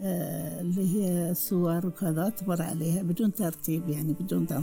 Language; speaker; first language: Arabic; native; Arabic